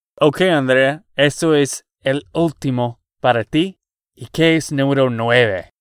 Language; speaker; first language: Spanish; non-native, fluent; English